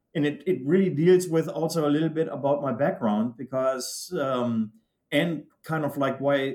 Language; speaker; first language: English; non-native, fluent; German